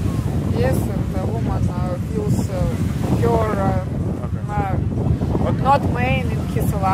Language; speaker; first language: English; non-native, learner; Russian